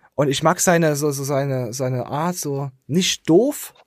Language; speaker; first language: German; native; German